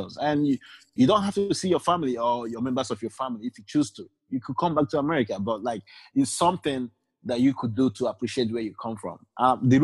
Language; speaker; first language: English; non-native, local second language; Igbo